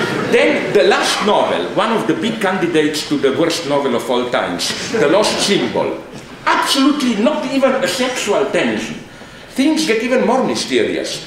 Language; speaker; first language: English; non-native, fluent; Slovenian